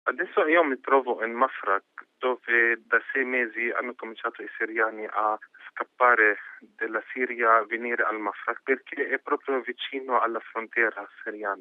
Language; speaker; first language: Italian; non-native, fluent; Arabic